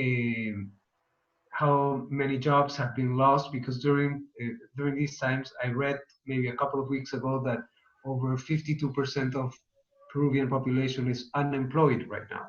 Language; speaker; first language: English; non-native, fluent; Spanish